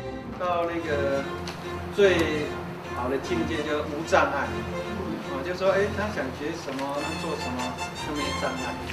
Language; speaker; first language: Chinese; native; Chinese